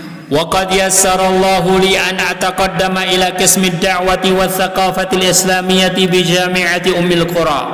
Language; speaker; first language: Arabic; non-native, fluent; Indonesian